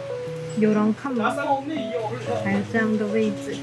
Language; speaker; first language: Chinese; non-native, learner; Korean